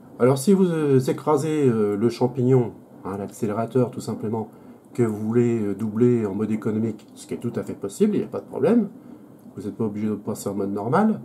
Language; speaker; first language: French; native; French